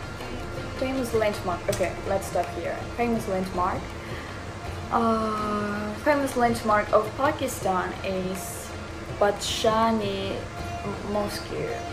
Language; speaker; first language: English; non-native, fluent; Urdu